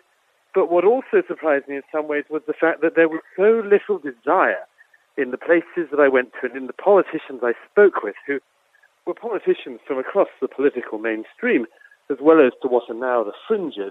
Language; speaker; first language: English; native; English